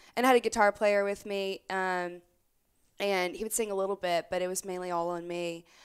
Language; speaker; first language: English; native; English